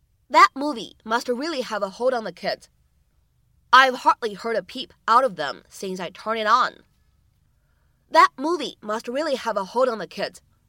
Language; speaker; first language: English; non-native, fluent; Chinese